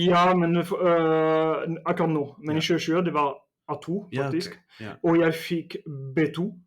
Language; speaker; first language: Norwegian; non-native, fluent; French